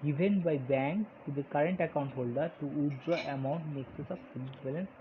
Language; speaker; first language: English; non-native, local second language; Bangla